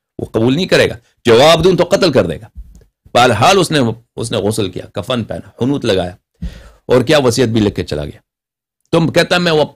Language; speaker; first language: Urdu; non-native, local second language; Persian